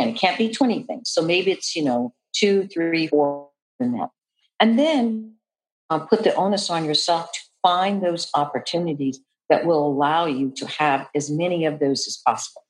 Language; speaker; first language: English; native; English